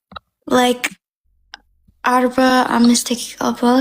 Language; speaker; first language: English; non-native, learner; Amharic